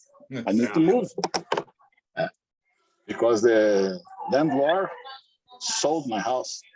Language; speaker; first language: English; non-native, learner; Portuguese